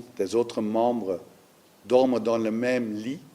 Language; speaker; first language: French; non-native, learner; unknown